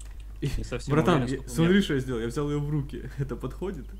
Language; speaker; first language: Russian; native; Russian